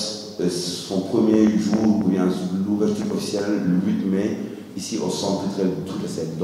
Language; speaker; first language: French; non-native, local second language; Wolof